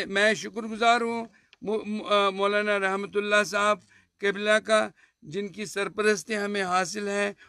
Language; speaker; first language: Urdu; non-native, local second language; Kashmiri